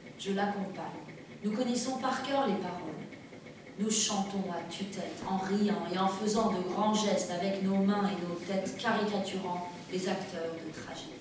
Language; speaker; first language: French; early bilingual, other home language; Persian